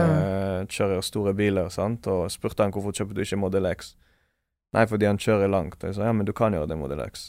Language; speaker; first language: Norwegian; non-native, fluent; Hebrew